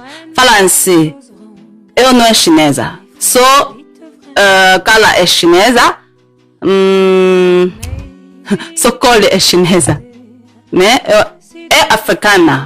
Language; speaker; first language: Portuguese; non-native, learner; Chinese